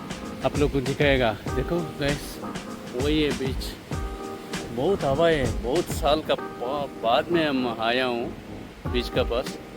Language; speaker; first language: Hindi; non-native, local second language; Kannada